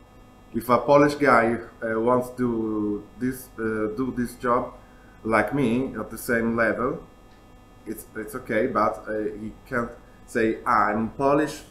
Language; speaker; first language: English; non-native, learner; Italian